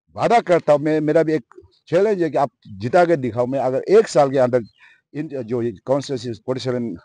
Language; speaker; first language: Hindi; non-native, local second language; Nyishi